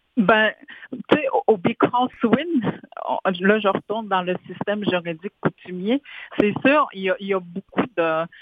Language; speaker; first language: French; non-native, local second language; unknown